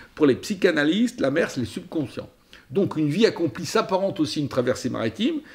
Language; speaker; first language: French; native; French